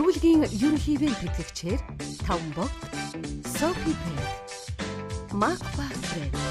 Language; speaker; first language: Mongolian; native; Mongolian